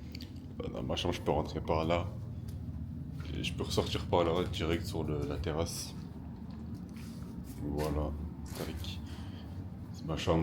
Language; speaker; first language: French; native; French